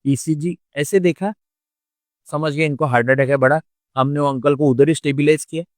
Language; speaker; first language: Hindi; non-native, local second language; Marathi